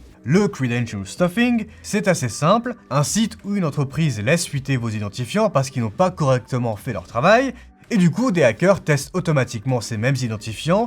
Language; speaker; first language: French; native; French